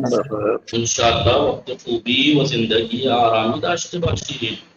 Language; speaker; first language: Persian; non-native, fluent; Urdu